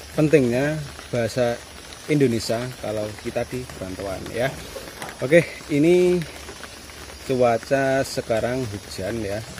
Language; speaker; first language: Indonesian; non-native, local second language; Javanese